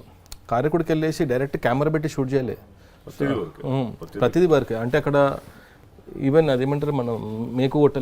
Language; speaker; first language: Telugu; native; Telugu